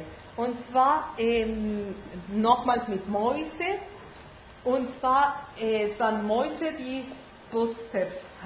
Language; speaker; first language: German; non-native, fluent; Spanish